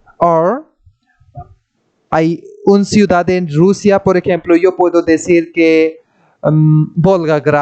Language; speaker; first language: Spanish; non-native, fluent; Hindi